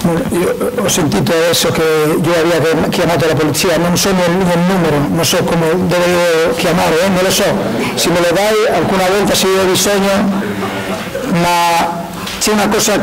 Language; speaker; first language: Italian; non-native, learner; Spanish